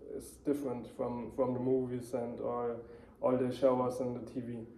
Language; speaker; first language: English; non-native, fluent; German